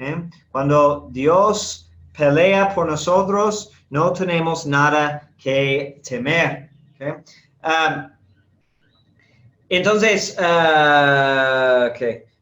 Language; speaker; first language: Spanish; non-native, fluent; English